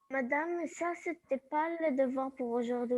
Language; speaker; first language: French; non-native, learner; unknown